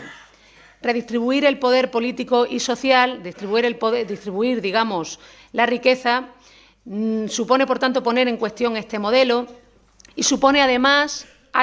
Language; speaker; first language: Spanish; native; Spanish